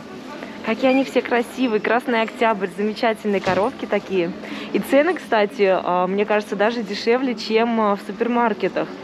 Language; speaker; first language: Russian; native; Russian